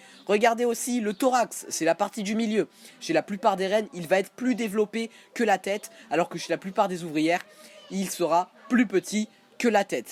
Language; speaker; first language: French; native; French